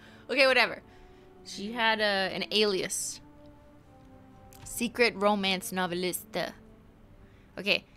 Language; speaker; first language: English; native; English